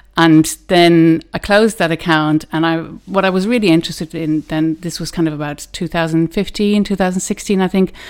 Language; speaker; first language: English; non-native, fluent; German